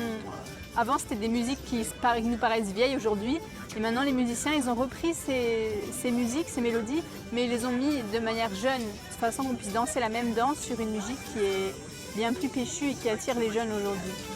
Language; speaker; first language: French; native; French